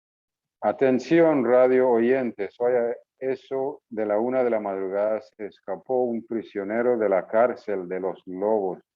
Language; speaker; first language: Spanish; non-native, fluent; English